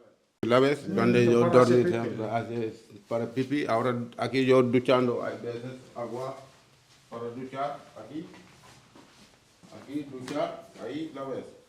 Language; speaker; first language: Spanish; non-native, learner; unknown